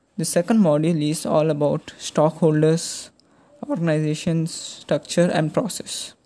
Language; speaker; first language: English; non-native, local second language; Telugu